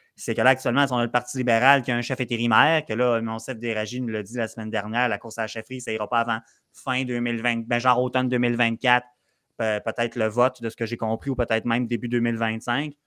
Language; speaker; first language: French; native; French